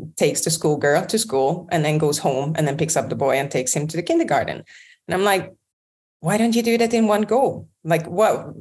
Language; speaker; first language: English; non-native, fluent; Hungarian